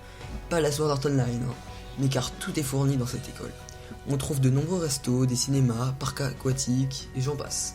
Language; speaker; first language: French; native; French